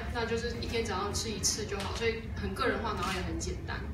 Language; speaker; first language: Chinese; native; Chinese